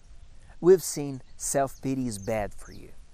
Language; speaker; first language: English; non-native, fluent; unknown